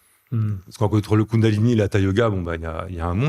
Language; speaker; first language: French; native; French